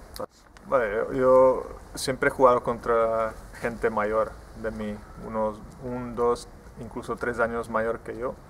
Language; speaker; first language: Spanish; non-native, fluent; Czech